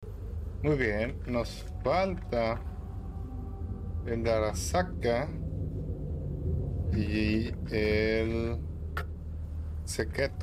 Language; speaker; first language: Spanish; native; Spanish